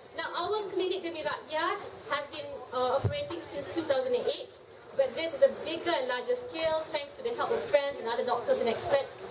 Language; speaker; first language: English; non-native, local second language; Malay